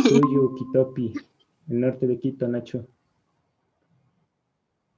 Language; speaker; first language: Spanish; native; Spanish